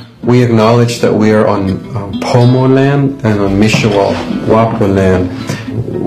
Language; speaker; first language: English; early bilingual, other home language; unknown